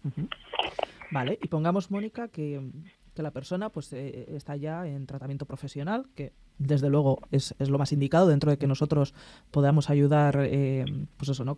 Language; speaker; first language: Spanish; native; Spanish